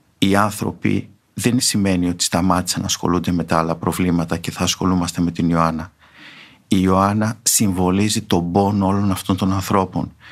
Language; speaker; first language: Greek; native; Greek